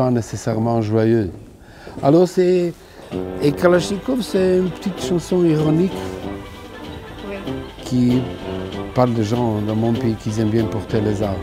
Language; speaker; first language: French; non-native, fluent; Serbian